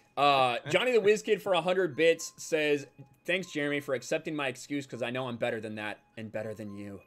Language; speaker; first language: English; native; English